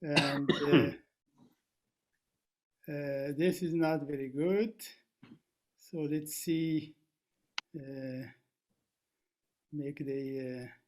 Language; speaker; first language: English; non-native, fluent; Arabic